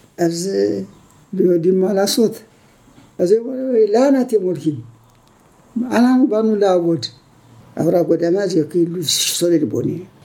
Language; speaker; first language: Hebrew; non-native, fluent; Amharic